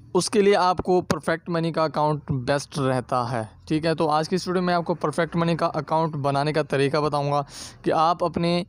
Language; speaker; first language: Urdu; non-native, local second language; Punjabi